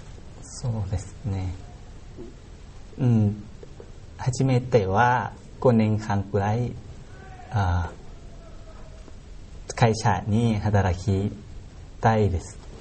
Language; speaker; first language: Japanese; non-native, learner; Thai